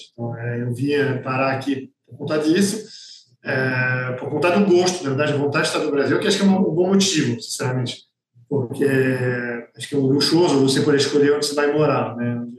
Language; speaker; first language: Portuguese; non-native, fluent; French